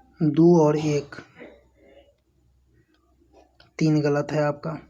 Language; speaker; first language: Hindi; native; Hindi